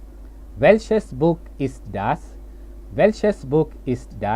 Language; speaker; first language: German; non-native, learner; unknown